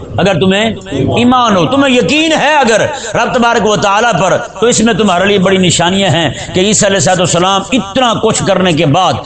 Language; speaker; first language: Urdu; native; Urdu